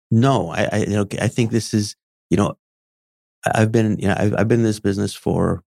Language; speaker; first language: English; early bilingual, other home language; Arabic